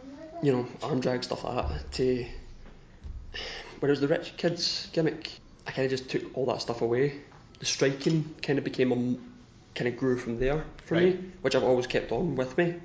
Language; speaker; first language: English; native; English